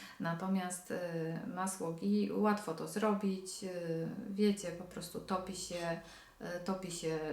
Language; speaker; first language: Polish; native; Polish